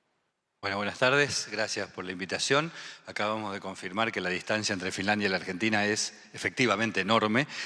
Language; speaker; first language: Spanish; native; Spanish